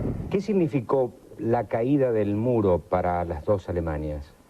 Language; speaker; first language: Spanish; native; Spanish